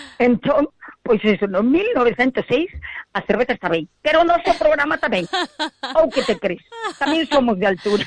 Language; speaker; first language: Galician; native; Galician